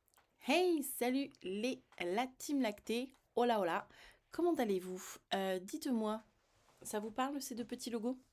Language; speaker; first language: French; native; French